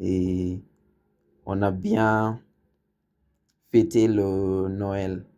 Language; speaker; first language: French; non-native, learner; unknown